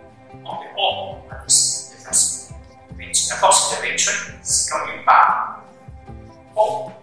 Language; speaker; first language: French; non-native, learner; Chinese